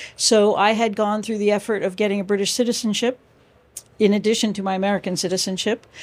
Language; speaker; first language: English; native; English